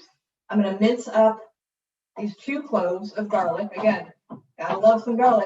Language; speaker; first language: English; native; English